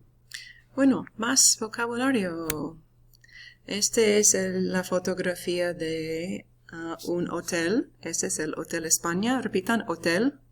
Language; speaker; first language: Spanish; non-native, fluent; English